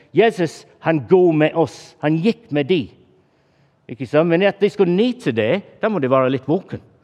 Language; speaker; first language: Norwegian; non-native, fluent; English